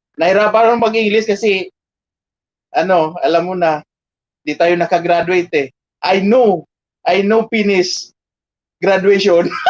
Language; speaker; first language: Filipino; non-native, local second language; Bikol